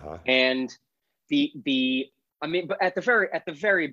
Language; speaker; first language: English; native; English